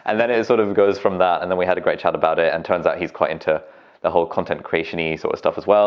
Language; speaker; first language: English; native; English